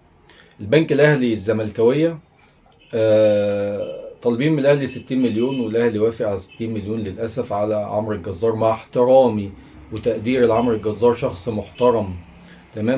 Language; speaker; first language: Arabic; native; Arabic